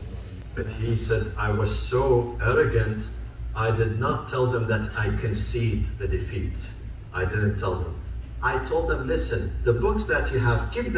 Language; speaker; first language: English; non-native, fluent; Arabic